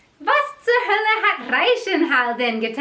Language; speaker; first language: German; non-native, fluent; English